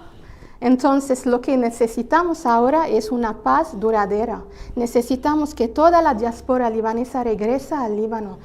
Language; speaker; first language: Spanish; non-native, fluent; Arabic